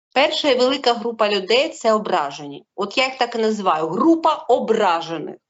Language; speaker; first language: Ukrainian; non-native, local second language; Russian